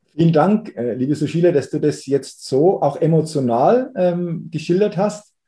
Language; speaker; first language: German; native; German